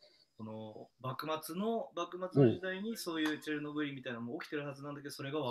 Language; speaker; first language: Japanese; native; Japanese